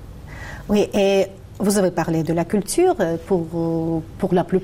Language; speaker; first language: French; non-native, fluent; Kyrgyz